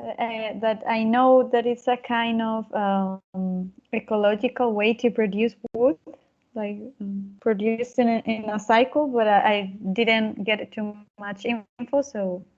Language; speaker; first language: English; non-native, fluent; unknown